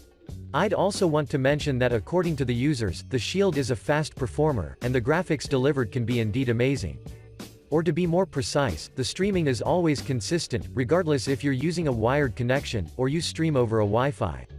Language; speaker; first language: English; non-native, fluent; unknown